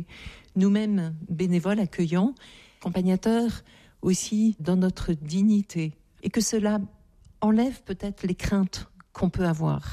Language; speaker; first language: French; native; French